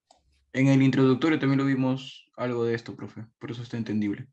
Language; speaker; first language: Spanish; native; Spanish